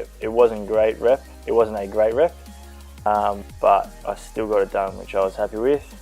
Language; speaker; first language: English; native; English